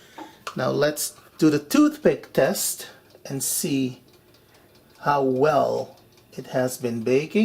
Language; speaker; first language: English; non-native, fluent; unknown